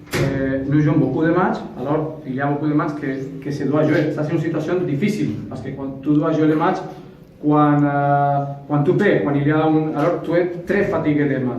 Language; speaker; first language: French; non-native, fluent; Spanish